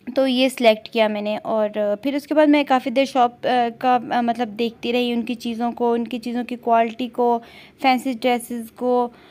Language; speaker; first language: Urdu; non-native, local second language; Punjabi